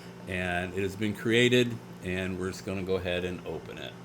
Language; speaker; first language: English; native; English